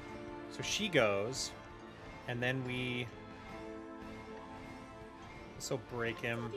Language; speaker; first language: English; native; English